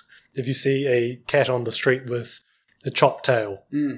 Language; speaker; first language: English; native; English